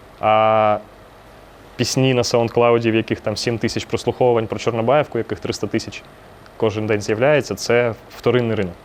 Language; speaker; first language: Ukrainian; non-native, local second language; Russian